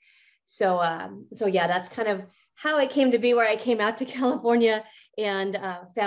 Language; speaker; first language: English; native; English